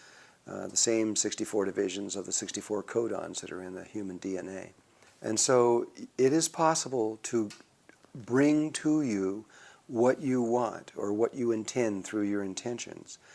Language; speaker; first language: English; native; English